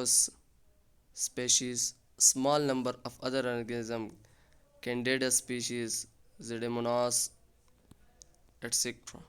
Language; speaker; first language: English; non-native, local second language; Urdu